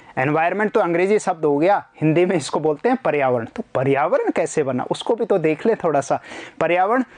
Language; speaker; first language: Hindi; native; Hindi